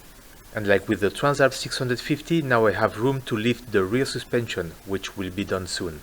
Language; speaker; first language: English; non-native, fluent; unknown